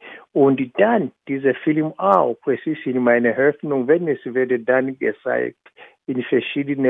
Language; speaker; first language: German; non-native, fluent; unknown